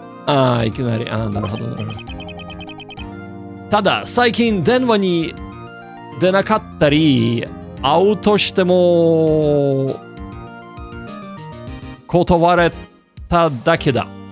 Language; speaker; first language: Japanese; non-native, learner; English